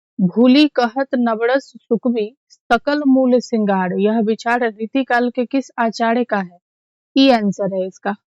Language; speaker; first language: Hindi; native; Hindi